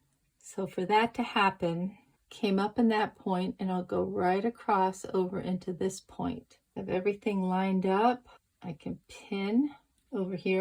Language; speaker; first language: English; native; English